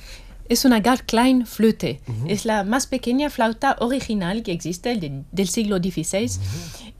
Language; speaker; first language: Spanish; non-native, fluent; German